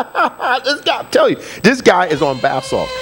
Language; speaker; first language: English; native; English